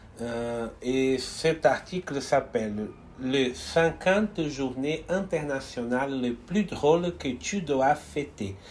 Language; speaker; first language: French; non-native, fluent; Portuguese